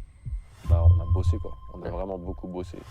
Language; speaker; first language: French; native; French